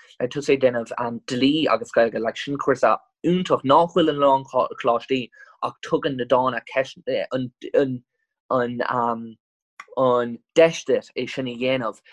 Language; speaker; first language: Irish; non-native, local second language; English